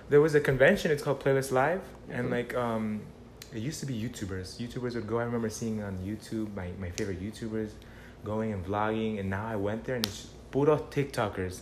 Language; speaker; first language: English; early bilingual, other home language; Spanish